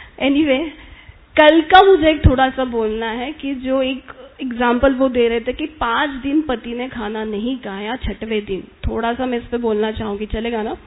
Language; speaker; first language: Hindi; native; Hindi